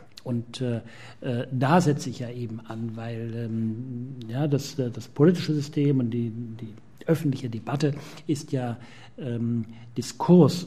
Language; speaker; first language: German; native; German